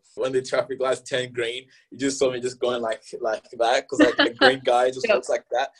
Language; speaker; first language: English; early bilingual, other home language; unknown